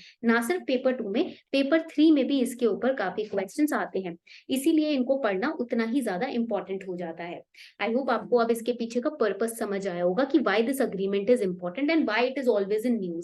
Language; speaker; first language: Hindi; native; Hindi